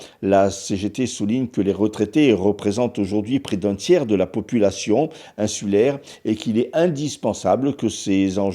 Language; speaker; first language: French; native; French